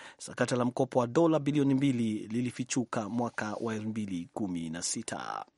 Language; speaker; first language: Swahili; non-native, local second language; Kikuyu